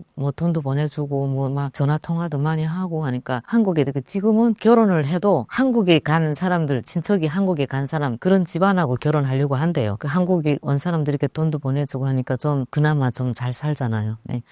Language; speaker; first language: Korean; native; Korean